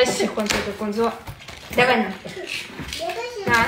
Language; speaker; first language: Chinese; non-native, learner; Russian